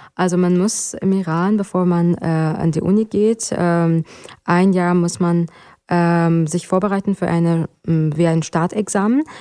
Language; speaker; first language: German; non-native, fluent; Persian